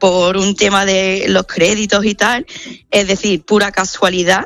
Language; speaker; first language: Spanish; non-native, fluent; English